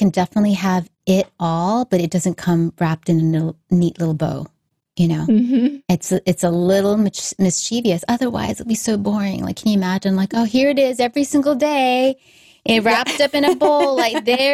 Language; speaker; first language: English; native; English